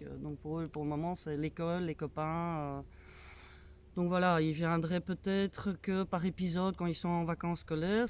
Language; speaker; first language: French; native; French